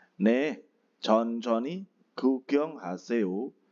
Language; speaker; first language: Korean; non-native, fluent; Indonesian